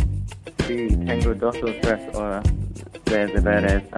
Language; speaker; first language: Spanish; non-native, learner; English